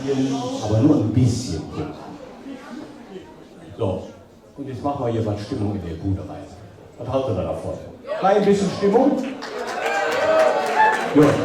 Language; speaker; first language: German; native; German